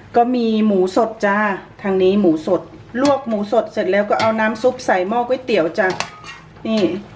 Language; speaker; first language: Thai; native; Thai